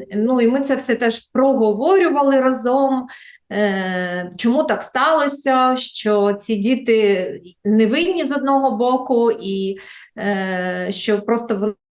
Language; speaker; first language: Ukrainian; native; Ukrainian